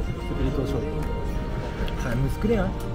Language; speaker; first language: French; non-native, learner; Japanese